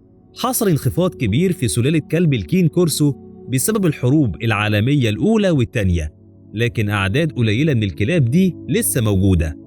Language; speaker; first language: Arabic; native; Arabic